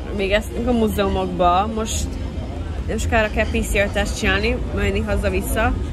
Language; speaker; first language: Hungarian; early bilingual, heritage; Hungarian